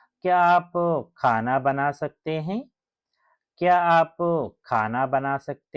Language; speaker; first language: Hindi; non-native, local second language; Telugu